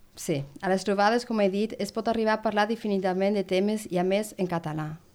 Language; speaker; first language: Catalan; non-native, learner; Spanish